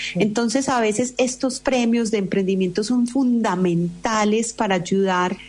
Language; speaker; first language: Spanish; native; Spanish